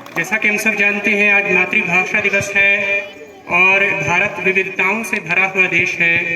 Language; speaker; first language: Hindi; native; Hindi